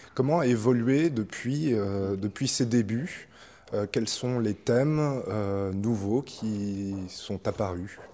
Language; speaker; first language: French; native; French